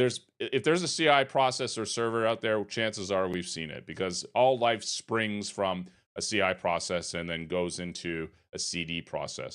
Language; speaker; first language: English; native; English